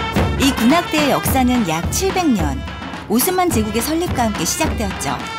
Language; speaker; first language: Korean; native; Korean